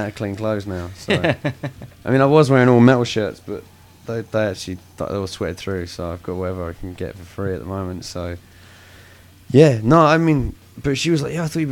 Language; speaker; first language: English; native; English